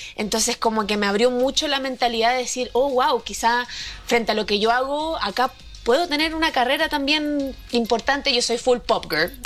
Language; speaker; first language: Spanish; native; Spanish